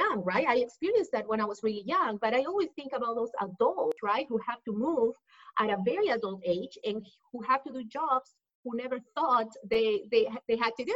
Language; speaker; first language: English; non-native, fluent; Spanish